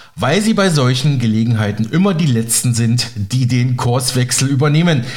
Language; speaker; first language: German; native; German